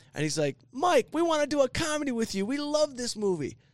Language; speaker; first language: English; native; English